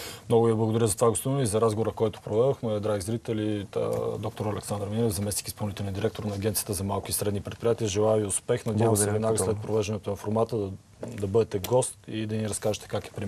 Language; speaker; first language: Bulgarian; native; Bulgarian